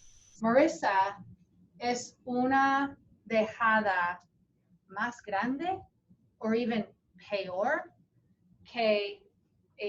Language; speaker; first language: Spanish; non-native, fluent; English